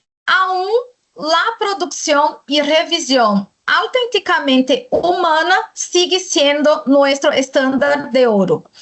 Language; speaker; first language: Spanish; non-native, fluent; Portuguese